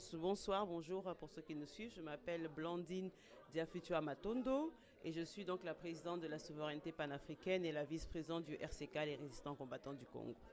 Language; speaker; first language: French; non-native, local second language; Kongo